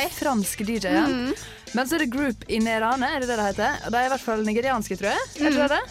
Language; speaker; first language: Norwegian; native; Norwegian